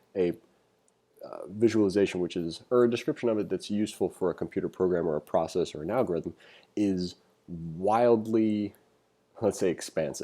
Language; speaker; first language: English; native; English